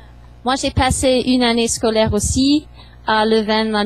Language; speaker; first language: French; non-native, fluent; English